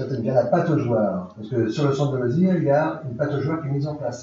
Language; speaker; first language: French; native; French